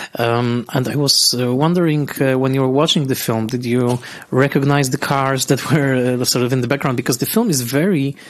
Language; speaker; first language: English; non-native, fluent; Polish